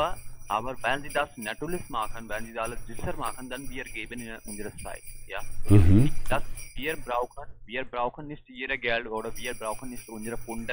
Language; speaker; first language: German; non-native, learner; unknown